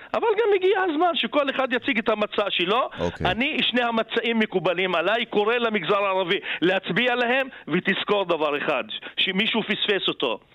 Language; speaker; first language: Hebrew; non-native, local second language; Arabic